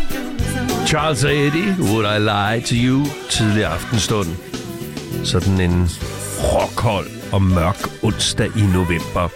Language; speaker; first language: Danish; native; Danish